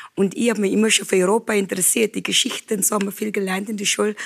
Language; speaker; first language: German; non-native, fluent; Afrikaans